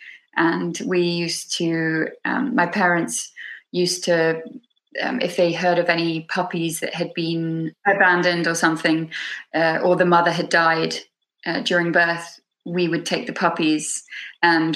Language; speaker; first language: English; native; English